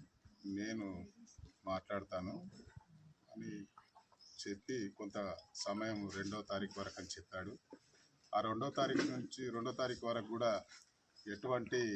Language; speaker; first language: Telugu; native; Telugu